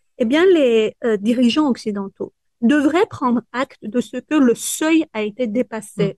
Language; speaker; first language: French; early bilingual, other home language; Persian